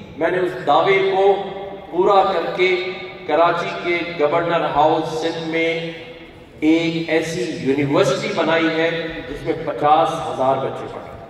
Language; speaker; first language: Urdu; native; Urdu